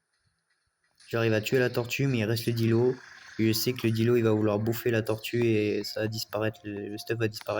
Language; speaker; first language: French; native; French